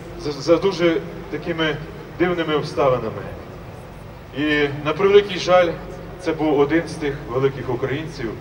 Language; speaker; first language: Ukrainian; native; Ukrainian